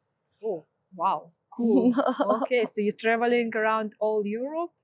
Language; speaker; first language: English; non-native, fluent; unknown